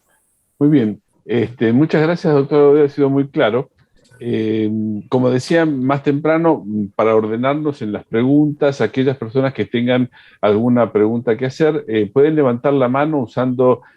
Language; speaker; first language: Spanish; native; Spanish